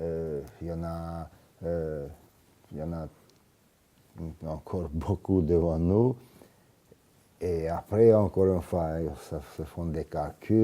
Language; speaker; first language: French; non-native, fluent; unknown